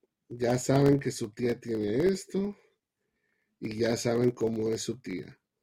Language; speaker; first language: Spanish; early bilingual, heritage; Spanish